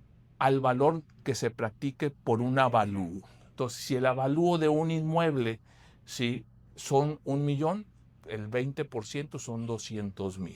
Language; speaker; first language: Spanish; native; Spanish